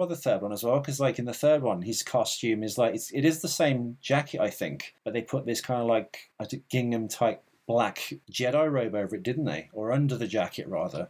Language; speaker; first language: English; native; English